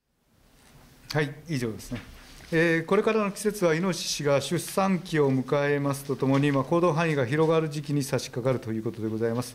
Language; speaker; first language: Japanese; native; Japanese